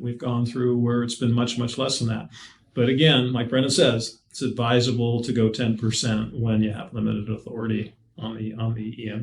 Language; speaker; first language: English; native; English